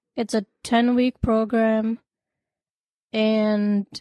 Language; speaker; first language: English; non-native, local second language; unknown